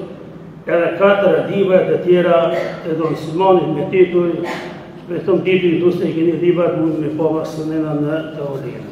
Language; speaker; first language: Albanian; native; Albanian